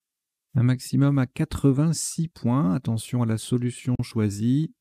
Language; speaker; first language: French; native; French